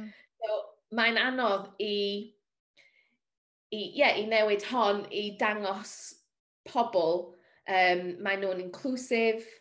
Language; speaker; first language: Welsh; non-native, learner; English